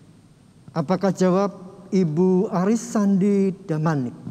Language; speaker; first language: Indonesian; native; Indonesian